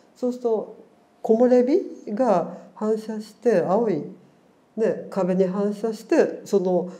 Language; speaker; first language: Japanese; native; Japanese